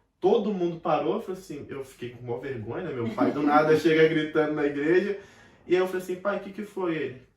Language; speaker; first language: Portuguese; native; Portuguese